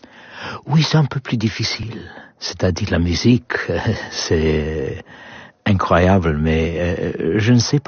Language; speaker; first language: French; non-native, fluent; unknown